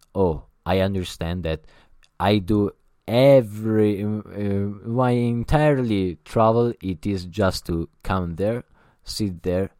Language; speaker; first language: English; non-native, learner; Italian